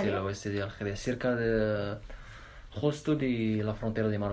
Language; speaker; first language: Spanish; non-native, learner; Arabic